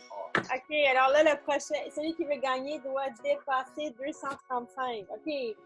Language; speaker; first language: French; native; French